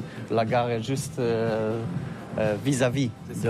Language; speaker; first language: French; non-native, learner; Polish